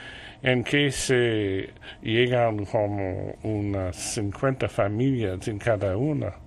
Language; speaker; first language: Spanish; non-native, learner; French